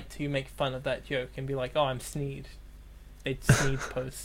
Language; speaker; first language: English; native; English